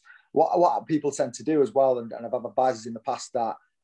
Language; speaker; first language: English; native; English